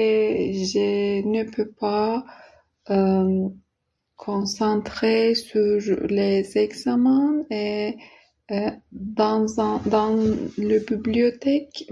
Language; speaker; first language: French; non-native, learner; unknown